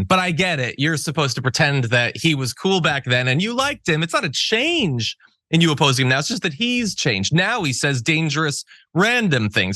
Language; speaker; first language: English; native; English